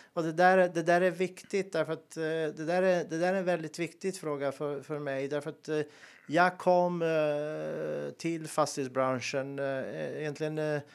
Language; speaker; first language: Swedish; non-native, fluent; Serbian